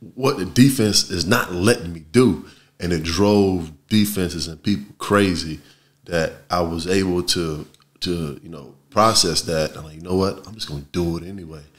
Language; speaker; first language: English; native; English